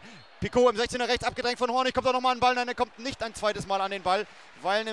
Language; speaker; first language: German; native; German